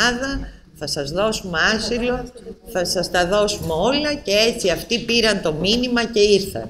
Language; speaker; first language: Greek; native; Greek